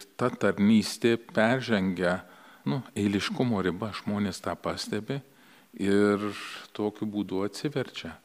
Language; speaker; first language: Lithuanian; early bilingual, heritage; Lithuanian